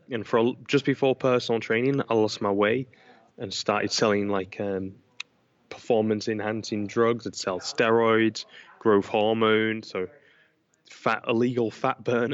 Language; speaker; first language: English; native; English